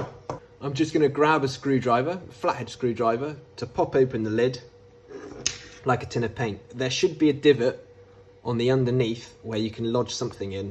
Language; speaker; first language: English; native; English